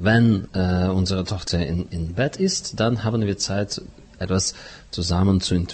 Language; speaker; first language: German; non-native, fluent; Russian